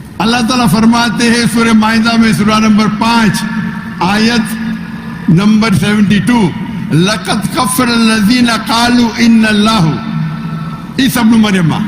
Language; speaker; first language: Urdu; non-native, local second language; Konkani